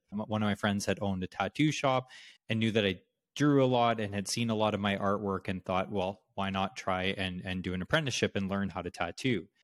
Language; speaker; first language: English; native; English